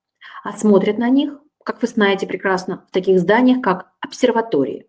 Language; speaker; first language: Russian; native; Russian